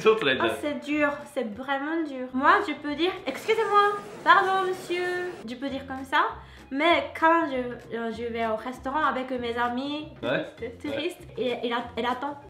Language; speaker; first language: French; non-native, learner; Japanese